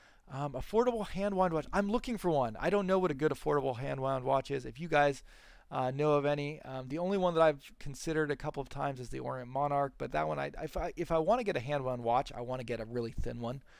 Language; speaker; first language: English; native; English